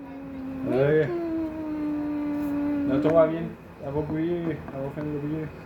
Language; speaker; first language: French; native; French